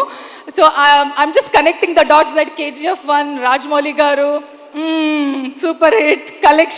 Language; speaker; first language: Telugu; non-native, learner; Kannada